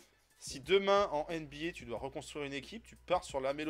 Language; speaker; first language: French; native; French